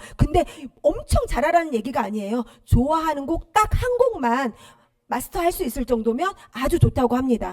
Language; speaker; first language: Korean; native; Korean